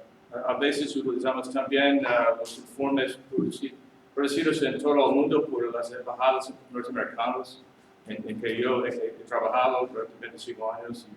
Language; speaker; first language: Spanish; non-native, learner; English